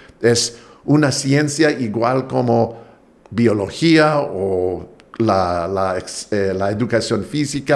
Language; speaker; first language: Spanish; non-native, fluent; English